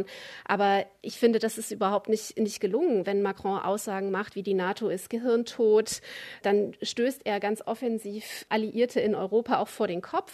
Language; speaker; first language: German; native; German